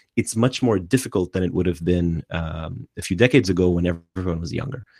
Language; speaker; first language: English; non-native, fluent; Arabic